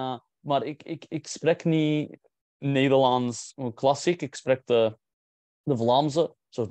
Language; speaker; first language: Dutch; non-native, learner; English